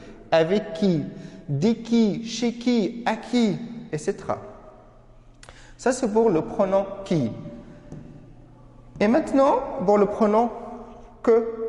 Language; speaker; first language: French; non-native, fluent; Arabic